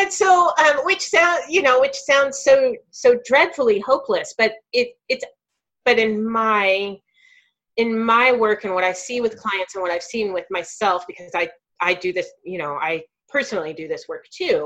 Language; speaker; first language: English; native; English